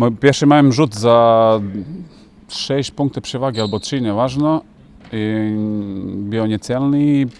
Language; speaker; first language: Polish; non-native, fluent; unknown